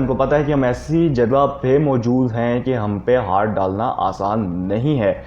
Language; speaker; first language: Urdu; non-native, local second language; Punjabi